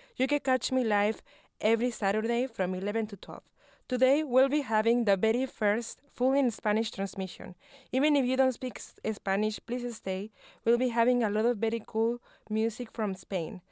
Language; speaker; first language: English; non-native, fluent; Spanish